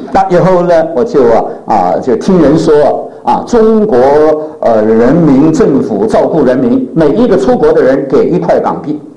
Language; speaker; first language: Chinese; native; Chinese